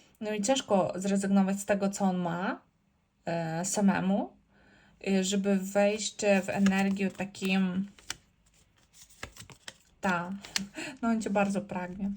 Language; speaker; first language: Polish; non-native, learner; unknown